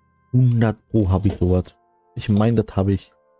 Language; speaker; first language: German; native; German